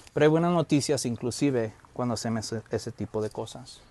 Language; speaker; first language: Spanish; early bilingual, heritage; Spanish